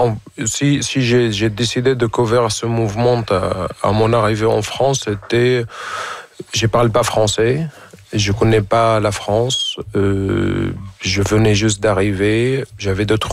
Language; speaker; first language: French; non-native, fluent; Arabic